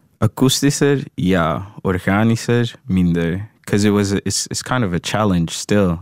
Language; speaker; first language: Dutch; early bilingual, other home language; English